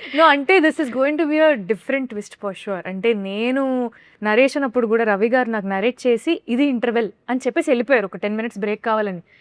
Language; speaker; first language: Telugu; native; Telugu